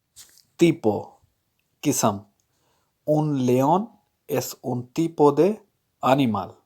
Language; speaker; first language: Spanish; non-native, fluent; Urdu